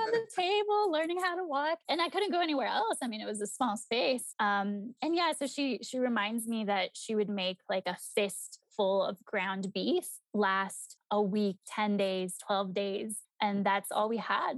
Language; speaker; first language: English; early bilingual, other home language; Spanish